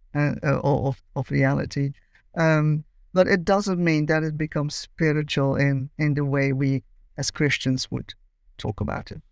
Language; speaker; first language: English; non-native, fluent; Dutch